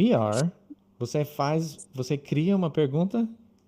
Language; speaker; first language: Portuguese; non-native, fluent; English